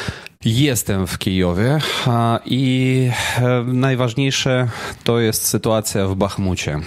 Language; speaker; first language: Polish; non-native, fluent; Ukrainian